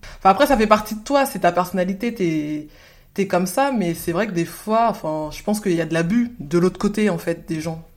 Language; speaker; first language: French; native; French